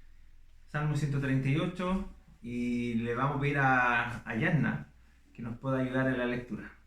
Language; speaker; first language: Spanish; native; Spanish